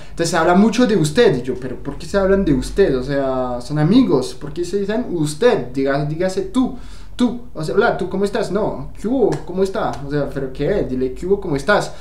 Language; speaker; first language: Spanish; non-native, fluent; French